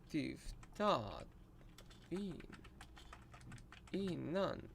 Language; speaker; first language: Swedish; non-native, learner; Russian